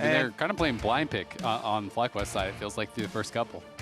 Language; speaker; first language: English; native; English